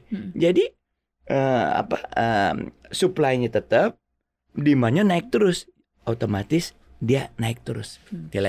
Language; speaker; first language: Indonesian; native; Indonesian